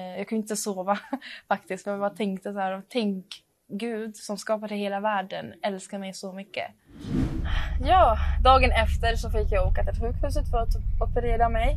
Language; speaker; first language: Swedish; non-native, fluent; Arabic